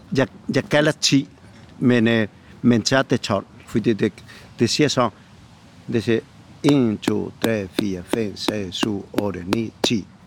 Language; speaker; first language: Danish; non-native, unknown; Spanish